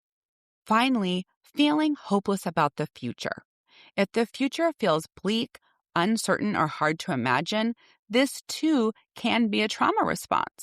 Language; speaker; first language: English; native; English